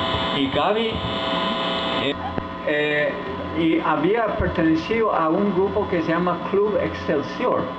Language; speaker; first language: Spanish; non-native, fluent; English